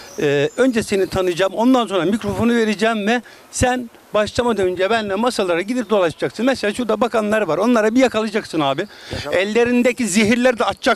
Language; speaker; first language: Turkish; native; Turkish